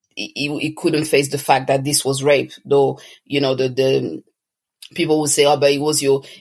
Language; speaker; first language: English; early bilingual, other home language; French